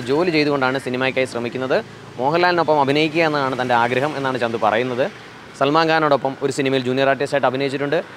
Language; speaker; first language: Malayalam; native; Malayalam